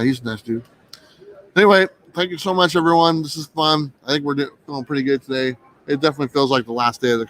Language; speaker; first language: English; native; English